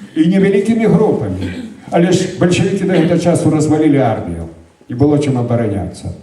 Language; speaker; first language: Belarusian; native; Belarusian